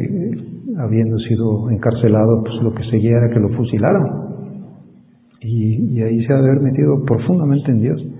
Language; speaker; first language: Spanish; native; Spanish